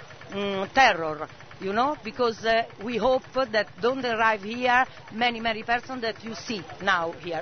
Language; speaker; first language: English; non-native, learner; Italian